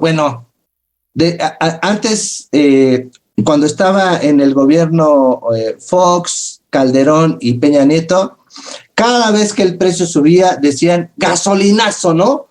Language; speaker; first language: Spanish; native; Spanish